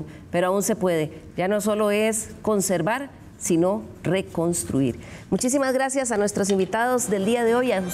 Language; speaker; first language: Spanish; native; Spanish